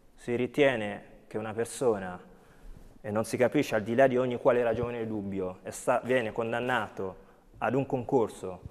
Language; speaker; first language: Italian; early bilingual, other home language; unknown